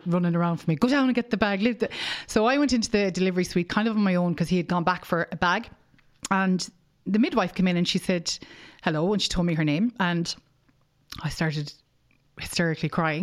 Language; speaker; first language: English; native; English